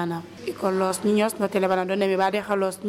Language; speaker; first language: Spanish; non-native, learner; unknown